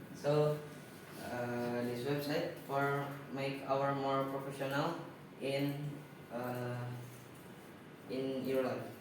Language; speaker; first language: English; non-native, learner; Indonesian